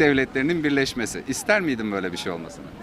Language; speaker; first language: Turkish; native; Turkish